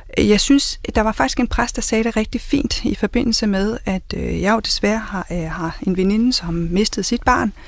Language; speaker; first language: Danish; early bilingual, other home language; Spanish